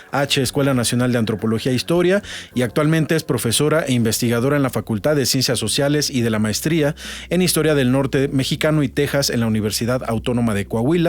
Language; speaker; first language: Spanish; native; Spanish